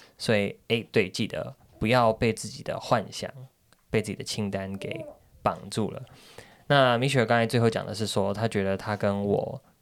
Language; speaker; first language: Chinese; native; Chinese